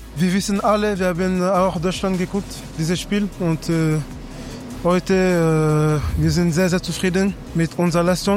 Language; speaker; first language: German; non-native, fluent; French